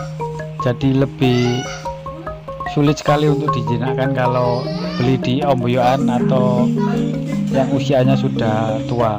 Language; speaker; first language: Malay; non-native, local second language; Javanese